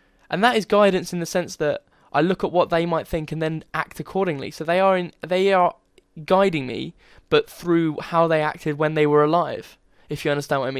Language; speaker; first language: English; native; English